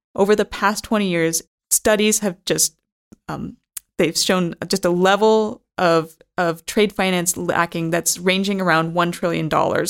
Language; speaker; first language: English; native; English